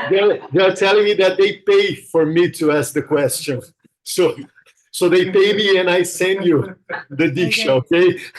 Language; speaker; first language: English; non-native, fluent; Portuguese